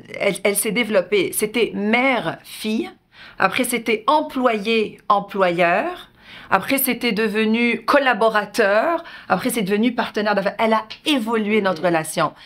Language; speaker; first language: French; native; French